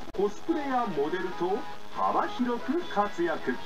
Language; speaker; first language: Japanese; native; Japanese